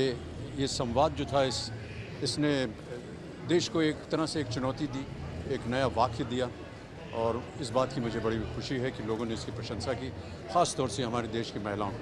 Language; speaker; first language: Hindi; native; Hindi